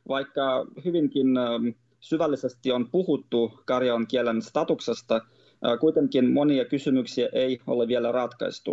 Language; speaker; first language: Finnish; non-native, fluent; Russian